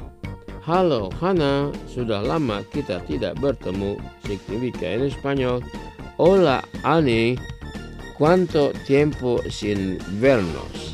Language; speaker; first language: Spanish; non-native, fluent; Indonesian